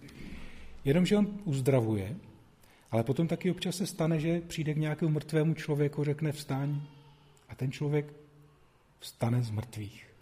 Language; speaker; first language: Czech; native; Czech